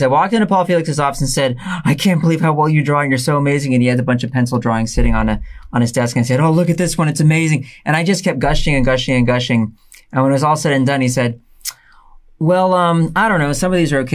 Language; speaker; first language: English; native; English